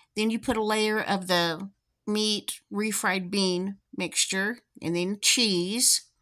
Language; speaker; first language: English; native; English